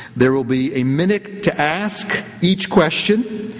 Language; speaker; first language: English; native; English